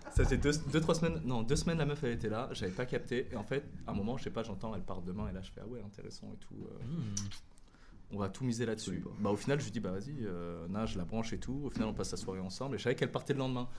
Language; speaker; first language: French; native; French